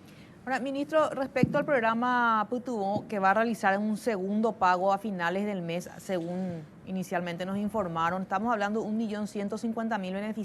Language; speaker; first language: Spanish; native; Spanish